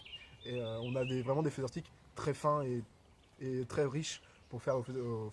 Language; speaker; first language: French; native; French